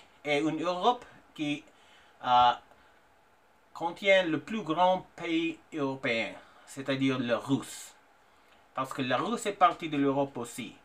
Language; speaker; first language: French; non-native, fluent; English